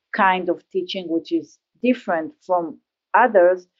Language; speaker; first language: English; non-native, learner; Hebrew